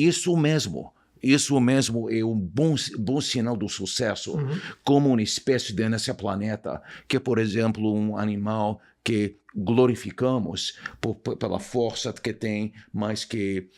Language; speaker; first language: Portuguese; non-native, fluent; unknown